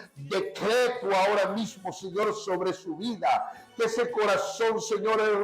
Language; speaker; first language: Spanish; native; Spanish